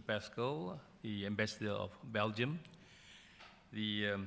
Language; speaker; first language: English; non-native, local second language; Malay